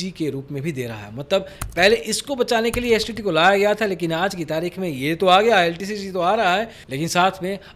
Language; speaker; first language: Hindi; native; Hindi